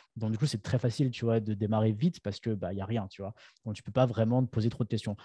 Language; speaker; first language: French; native; French